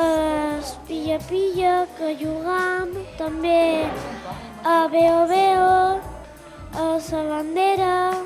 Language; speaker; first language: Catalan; non-native, local second language; Spanish